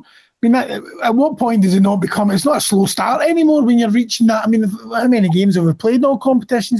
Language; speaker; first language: English; native; English